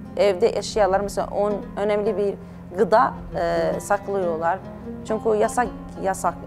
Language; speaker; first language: Turkish; non-native, learner; Arabic